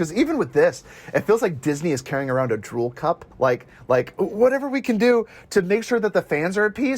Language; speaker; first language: English; native; English